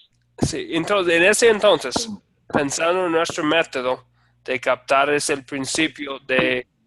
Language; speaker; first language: Spanish; non-native, fluent; English